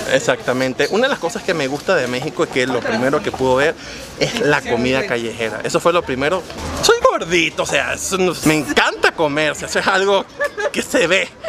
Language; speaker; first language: Spanish; native; Spanish